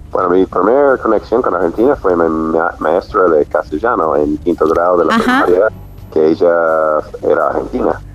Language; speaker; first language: Spanish; non-native, fluent; English